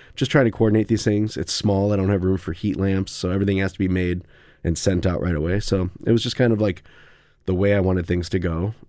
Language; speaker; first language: English; native; English